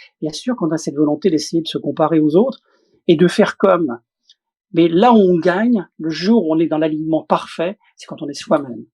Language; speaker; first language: French; native; French